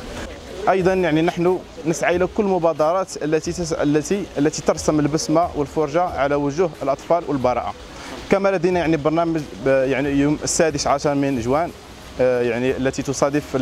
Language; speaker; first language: Arabic; native; Arabic